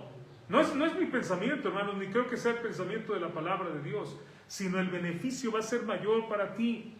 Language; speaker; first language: Spanish; native; Spanish